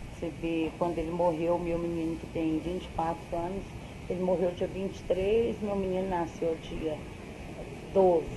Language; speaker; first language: Portuguese; native; Portuguese